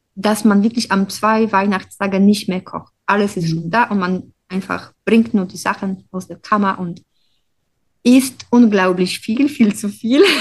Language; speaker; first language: German; non-native, fluent; Polish